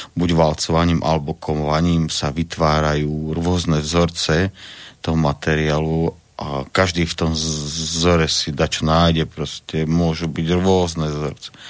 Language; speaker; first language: Slovak; native; Slovak